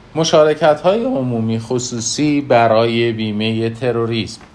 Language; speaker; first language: Persian; native; Persian